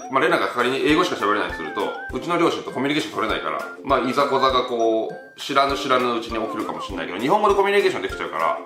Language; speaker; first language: Japanese; native; Japanese